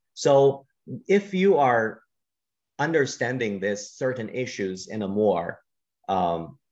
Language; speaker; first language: English; non-native, fluent; Chinese